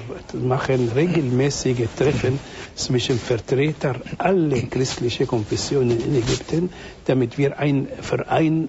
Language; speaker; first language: German; non-native, fluent; Arabic